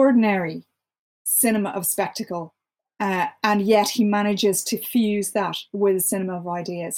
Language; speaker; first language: English; native; English